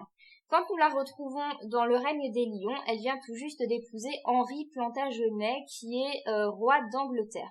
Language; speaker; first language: French; native; French